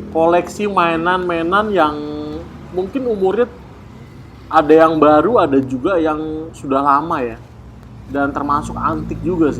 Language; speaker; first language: Indonesian; native; Indonesian